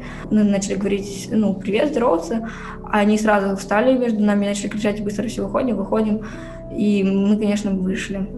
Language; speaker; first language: Russian; native; Russian